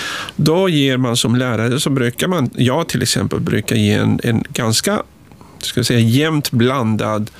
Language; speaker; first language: Swedish; non-native, fluent; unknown